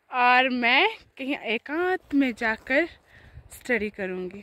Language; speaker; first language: Hindi; non-native, local second language; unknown